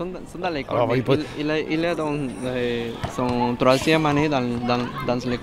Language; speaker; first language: French; non-native, learner; Spanish